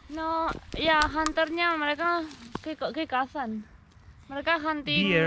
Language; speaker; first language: Indonesian; non-native, fluent; Spanish